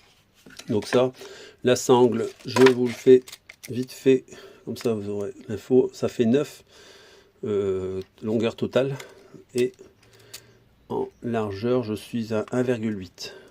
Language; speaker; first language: French; native; French